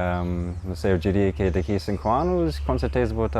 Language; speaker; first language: Portuguese; non-native, fluent; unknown